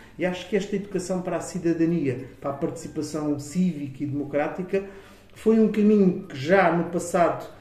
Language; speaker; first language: Portuguese; native; Portuguese